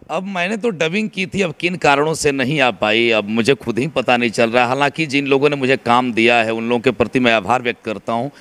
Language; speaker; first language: Hindi; native; Hindi